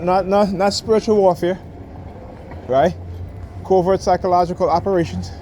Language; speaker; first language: English; native; English